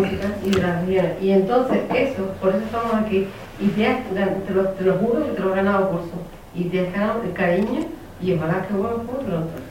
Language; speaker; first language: Spanish; native; Spanish